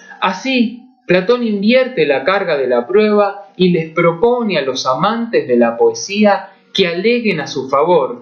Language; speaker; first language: Spanish; native; Spanish